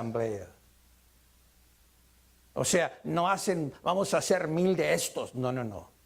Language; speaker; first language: Spanish; early bilingual, heritage; Spanish